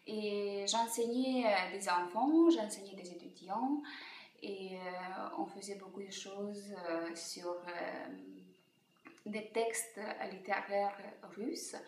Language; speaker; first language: French; non-native, fluent; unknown